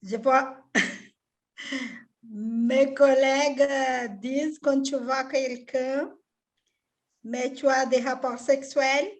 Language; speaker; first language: French; non-native, fluent; Portuguese